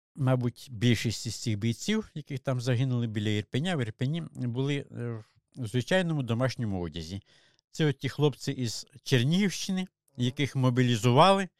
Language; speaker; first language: Ukrainian; native; Ukrainian